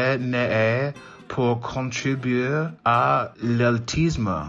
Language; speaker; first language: French; non-native, learner; English